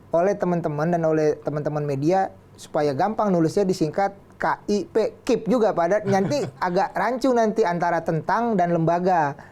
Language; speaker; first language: Indonesian; native; Indonesian